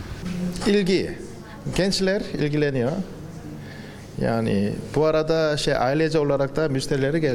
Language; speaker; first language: Turkish; non-native, fluent; Korean